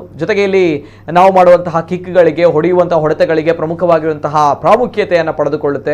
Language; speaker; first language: Kannada; native; Kannada